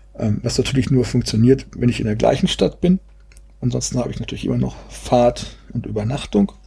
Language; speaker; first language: German; native; German